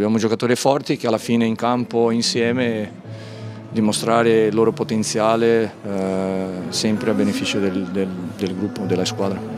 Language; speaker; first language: Italian; non-native, fluent; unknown